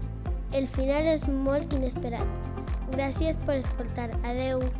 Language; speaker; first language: Catalan; non-native, learner; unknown